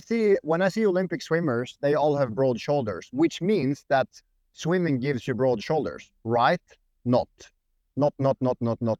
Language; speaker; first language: English; non-native, fluent; Swedish